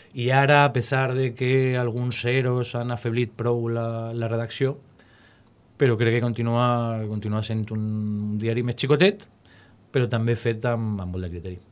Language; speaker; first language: Catalan; native; Catalan